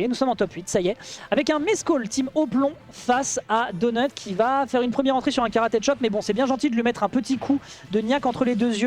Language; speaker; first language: French; native; French